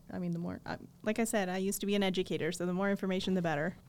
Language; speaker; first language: English; early bilingual, other home language; Spanish